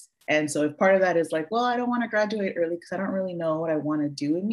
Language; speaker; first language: English; early bilingual, other home language; Spanish